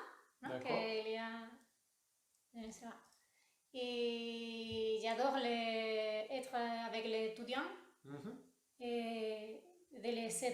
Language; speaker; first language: French; non-native, learner; Spanish